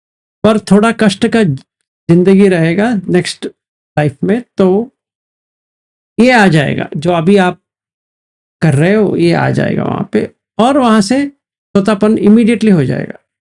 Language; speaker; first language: Hindi; native; Hindi